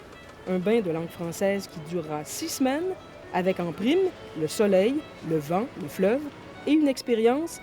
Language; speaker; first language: French; native; French